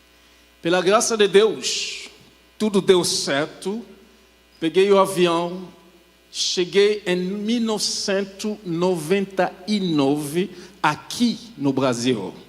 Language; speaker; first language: Portuguese; non-native, fluent; French